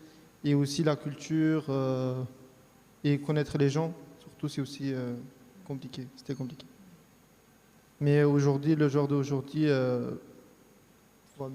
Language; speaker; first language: French; early bilingual, other home language; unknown